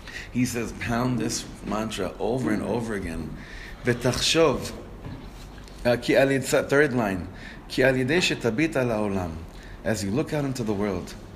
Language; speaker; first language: English; native; English